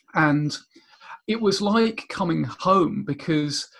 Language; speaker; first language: English; native; English